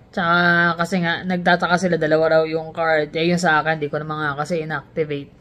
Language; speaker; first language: Filipino; native; Filipino